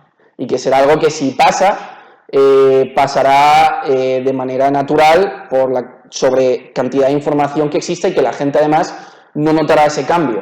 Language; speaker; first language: Spanish; native; Spanish